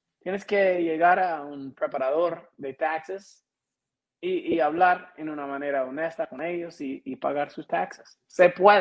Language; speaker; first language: Spanish; non-native, learner; English